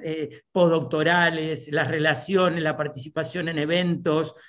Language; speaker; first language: Spanish; native; Spanish